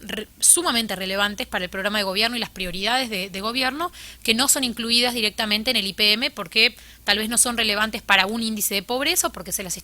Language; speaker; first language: Spanish; native; Spanish